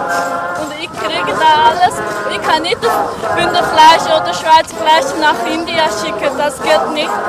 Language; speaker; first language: German; non-native, learner; Tibetan